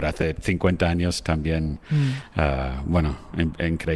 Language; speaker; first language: Spanish; non-native, fluent; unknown